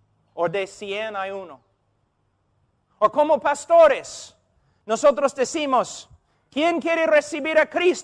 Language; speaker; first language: Spanish; non-native, fluent; English